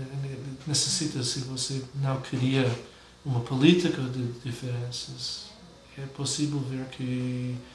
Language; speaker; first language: Portuguese; non-native, fluent; English